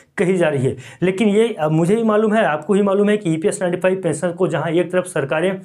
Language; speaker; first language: Hindi; native; Hindi